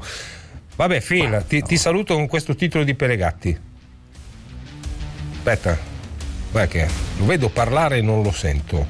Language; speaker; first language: Italian; native; Italian